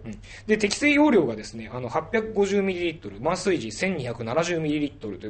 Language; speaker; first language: Japanese; native; Japanese